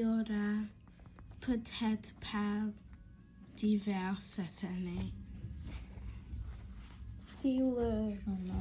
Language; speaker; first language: French; non-native, learner; English